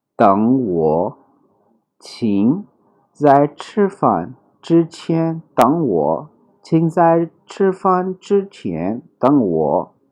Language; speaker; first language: Chinese; non-native, fluent; Urdu